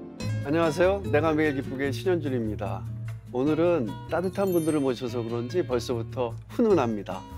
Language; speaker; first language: Korean; native; Korean